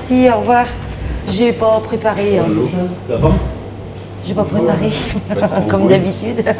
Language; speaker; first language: French; native; French